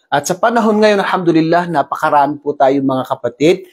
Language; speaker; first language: Filipino; non-native, local second language; Maranao